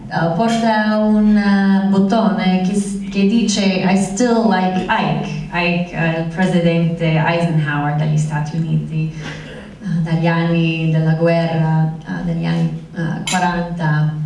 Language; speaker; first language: Italian; non-native, fluent; English